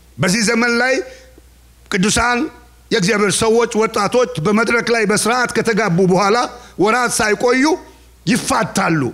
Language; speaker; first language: Amharic; non-native, local second language; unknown